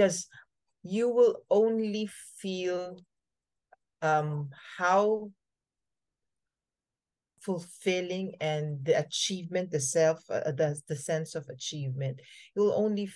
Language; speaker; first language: English; non-native, local second language; Filipino